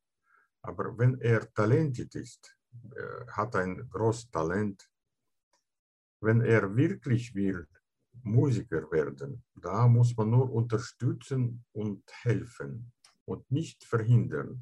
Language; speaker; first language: German; non-native, fluent; Russian